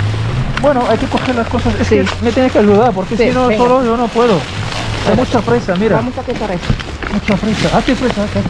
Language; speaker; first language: Spanish; non-native, learner; Filipino